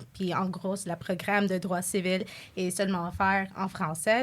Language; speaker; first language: French; non-native, local second language; English